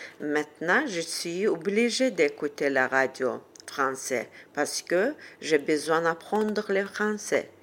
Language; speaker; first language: French; non-native, learner; Azerbaijani